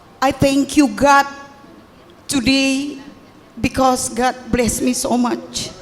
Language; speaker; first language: English; non-native, learner; Indonesian